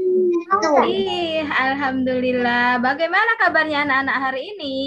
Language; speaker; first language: Indonesian; native; Indonesian